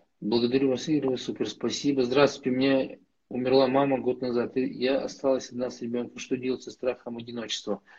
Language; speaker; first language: Russian; native; Russian